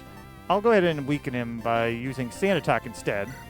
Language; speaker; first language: English; native; English